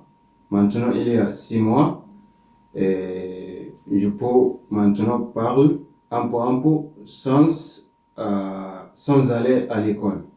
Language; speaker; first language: French; non-native, learner; Arabic